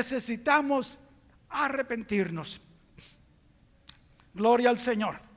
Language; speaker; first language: Spanish; native; Spanish